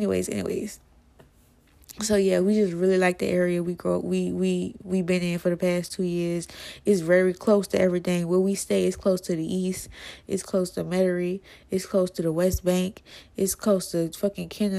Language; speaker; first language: English; native; English